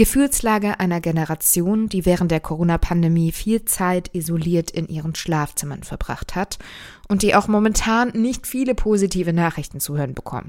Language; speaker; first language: German; native; German